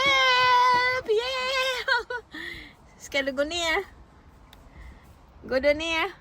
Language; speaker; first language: Swedish; non-native, learner; Cebuano